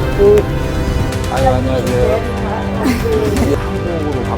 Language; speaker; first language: Korean; native; Korean